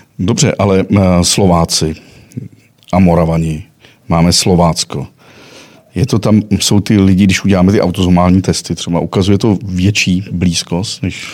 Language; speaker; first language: Czech; native; Czech